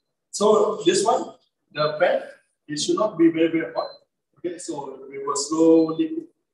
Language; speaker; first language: English; non-native, local second language; Malay